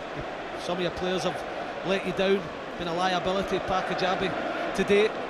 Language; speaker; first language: English; native; English